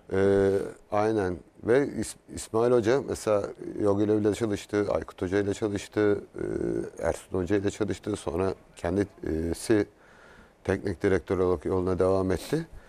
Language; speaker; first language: Turkish; native; Turkish